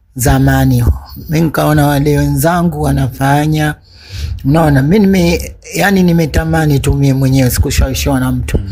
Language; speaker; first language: Swahili; native; Swahili